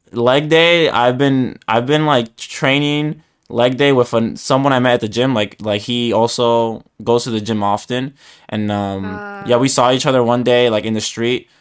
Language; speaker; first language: English; early bilingual, other home language; Spanish